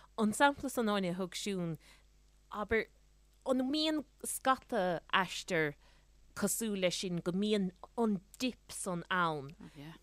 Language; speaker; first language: Irish; native; Irish